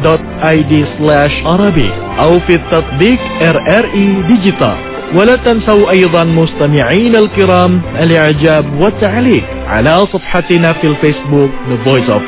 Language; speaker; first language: Arabic; non-native, fluent; Indonesian